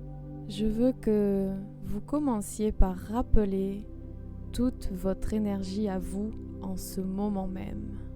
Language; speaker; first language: French; native; French